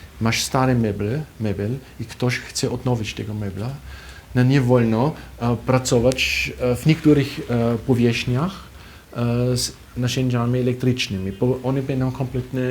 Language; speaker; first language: Polish; non-native, fluent; German